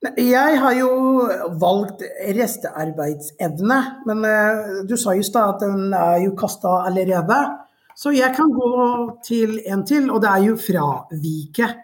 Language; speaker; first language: Norwegian; non-native, fluent; Somali